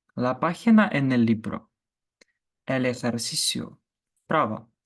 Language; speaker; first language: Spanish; non-native, fluent; Ukrainian